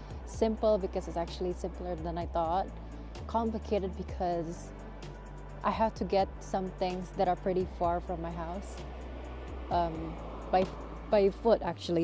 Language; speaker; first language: English; non-native, fluent; Indonesian